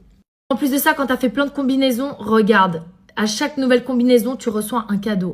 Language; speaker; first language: French; native; French